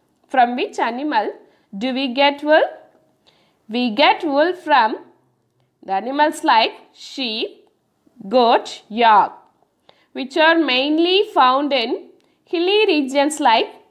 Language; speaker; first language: English; non-native, local second language; Tamil